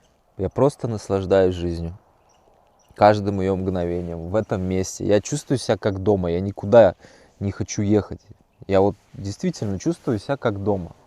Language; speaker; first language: Russian; native; Russian